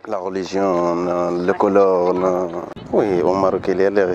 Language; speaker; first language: French; non-native, learner; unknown